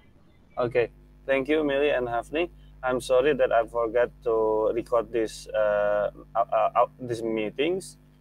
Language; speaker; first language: English; non-native, fluent; Indonesian